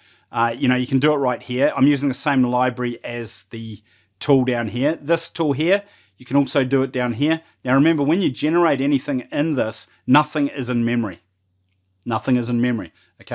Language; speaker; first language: English; native; English